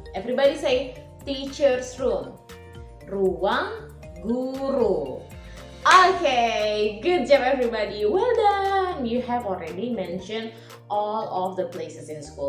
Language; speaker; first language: English; non-native, fluent; Indonesian